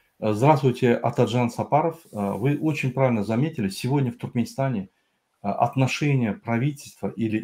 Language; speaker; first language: Russian; native; Russian